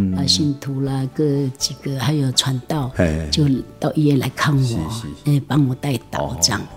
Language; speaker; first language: Min Nan Chinese; non-native, local second language; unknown